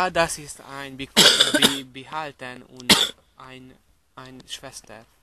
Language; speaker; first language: German; non-native, learner; Hungarian